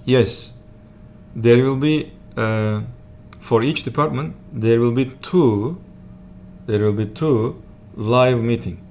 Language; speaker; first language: English; non-native, learner; Turkish